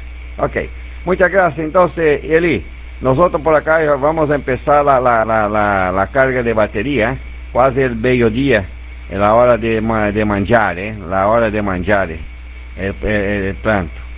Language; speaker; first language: Spanish; non-native, learner; Portuguese